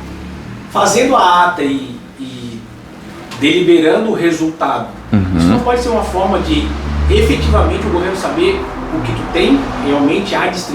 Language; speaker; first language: Portuguese; native; Portuguese